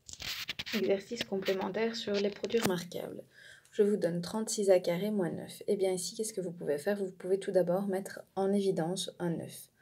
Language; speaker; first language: French; native; French